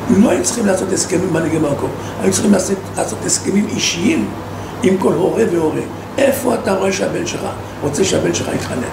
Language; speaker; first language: Hebrew; non-native, fluent; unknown